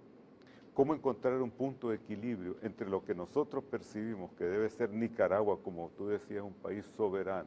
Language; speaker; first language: Spanish; native; Spanish